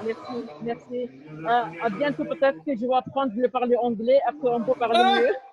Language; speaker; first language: French; non-native, learner; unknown